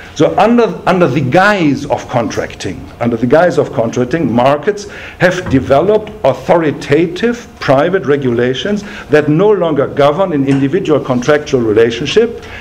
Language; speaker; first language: English; non-native, fluent; German